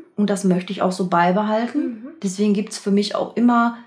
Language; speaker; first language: German; native; German